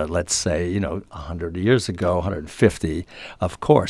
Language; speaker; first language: English; native; English